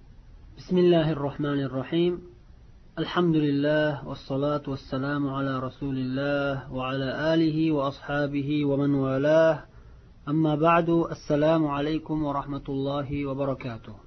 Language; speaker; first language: Arabic; non-native, fluent; Uzbek